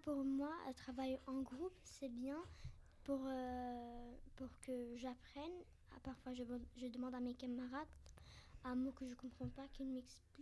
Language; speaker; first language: French; non-native, learner; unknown